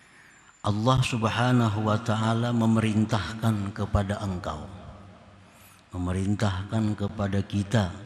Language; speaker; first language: Indonesian; non-native, local second language; Banjar